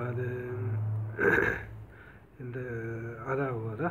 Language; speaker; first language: Arabic; non-native, learner; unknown